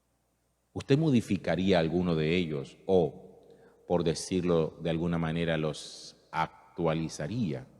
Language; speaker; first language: Spanish; native; Spanish